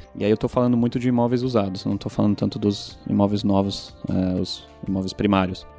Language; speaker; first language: Portuguese; non-native, fluent; German